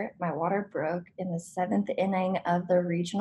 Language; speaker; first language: English; native; English